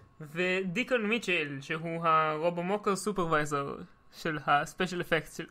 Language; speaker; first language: Hebrew; native; Hebrew